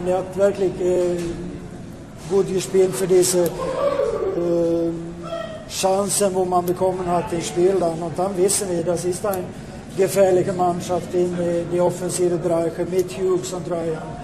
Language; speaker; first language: German; non-native, fluent; Swedish